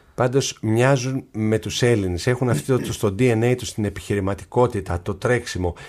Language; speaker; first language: Greek; native; Greek